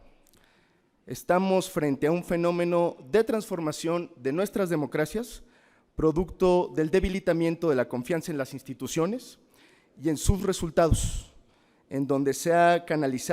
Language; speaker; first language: Spanish; native; Spanish